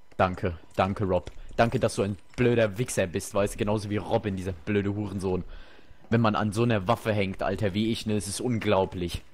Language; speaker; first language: German; native; German